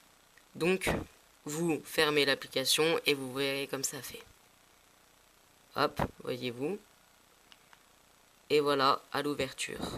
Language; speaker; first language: French; native; French